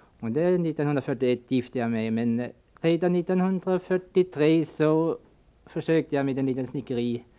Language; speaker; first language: Swedish; non-native, fluent; German